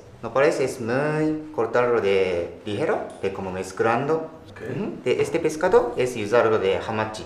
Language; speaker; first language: Spanish; non-native, learner; Japanese